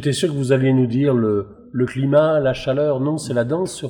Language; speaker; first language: French; native; French